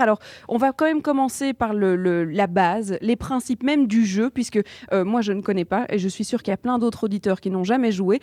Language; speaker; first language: French; native; French